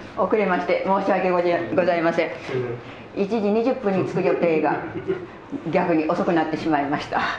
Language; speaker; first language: Japanese; native; Japanese